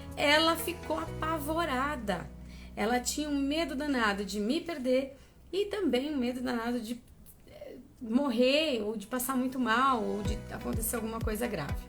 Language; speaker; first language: Portuguese; early bilingual, other home language; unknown